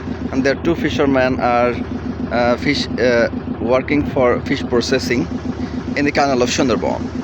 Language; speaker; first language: English; non-native, local second language; Bangla